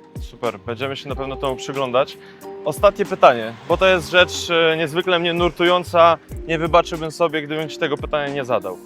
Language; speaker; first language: Polish; native; Polish